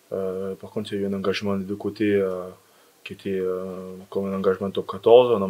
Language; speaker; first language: French; native; French